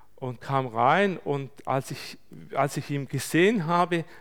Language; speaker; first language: German; non-native, fluent; Turkish